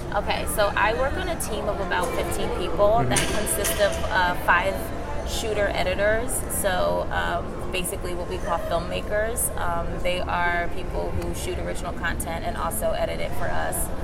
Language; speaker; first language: English; native; English